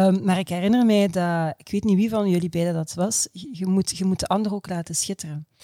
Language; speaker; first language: Dutch; native; Dutch